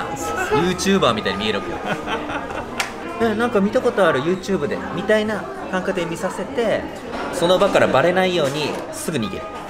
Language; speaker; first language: Japanese; native; Japanese